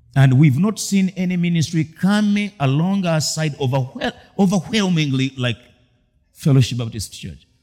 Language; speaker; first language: English; non-native, local second language; Ganda